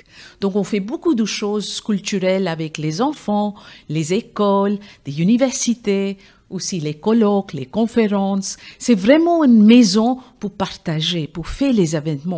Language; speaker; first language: French; non-native, fluent; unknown